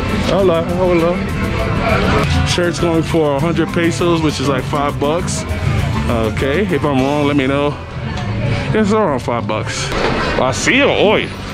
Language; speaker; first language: English; native; English